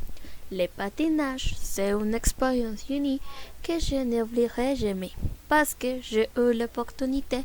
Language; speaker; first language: French; non-native, learner; Spanish